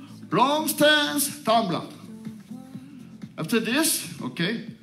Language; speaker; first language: English; non-native, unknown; Korean